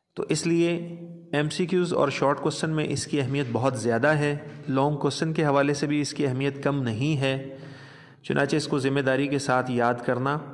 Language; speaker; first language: Urdu; non-native, local second language; Punjabi